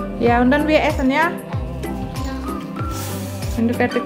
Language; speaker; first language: German; non-native, learner; Indonesian